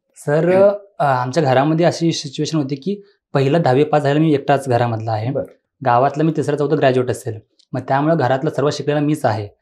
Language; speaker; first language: Marathi; native; Marathi